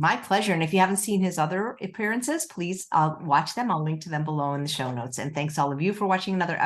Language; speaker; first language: English; native; English